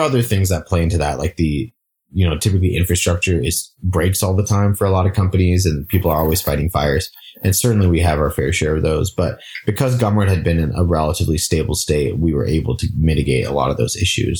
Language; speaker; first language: English; native; English